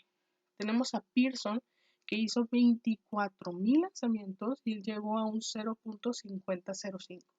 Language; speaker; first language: Spanish; native; Spanish